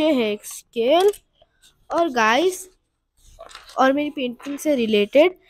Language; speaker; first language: Hindi; non-native, local second language; Urdu